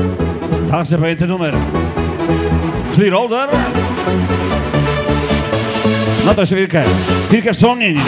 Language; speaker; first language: Polish; native; Polish